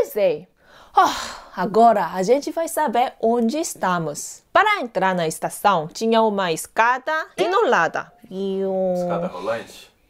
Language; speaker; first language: Portuguese; non-native, fluent; Korean